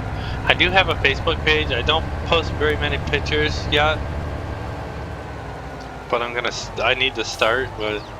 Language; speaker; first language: English; native; English